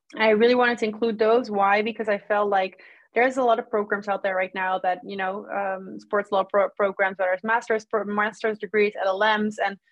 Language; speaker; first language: English; non-native, fluent; Dutch